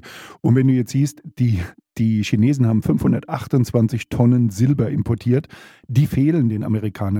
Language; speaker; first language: German; native; German